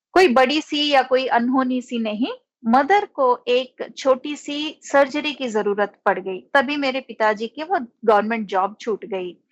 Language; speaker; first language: Hindi; non-native, local second language; Telugu